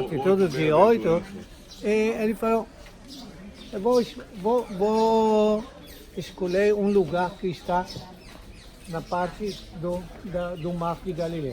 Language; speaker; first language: Portuguese; non-native, learner; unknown